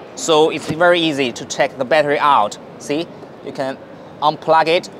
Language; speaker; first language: English; non-native, learner; Chinese